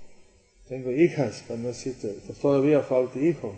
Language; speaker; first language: Spanish; non-native, learner; English